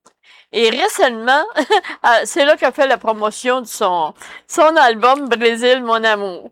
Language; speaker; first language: French; native; French